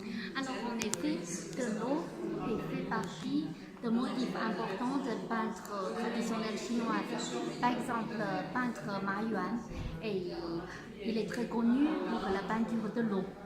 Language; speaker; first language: French; non-native, fluent; Chinese